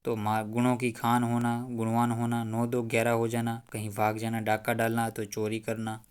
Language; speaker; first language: Hindi; non-native, local second language; Gujarati